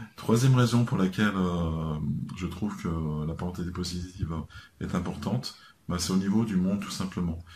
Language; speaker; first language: French; native; French